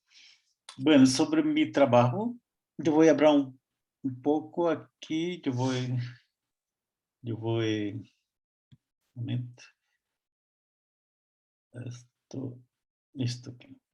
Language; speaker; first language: Spanish; non-native, fluent; Portuguese